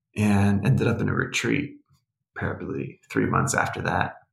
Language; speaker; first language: English; early bilingual, other home language; Portuguese